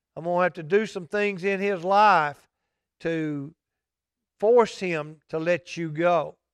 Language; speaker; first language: English; native; English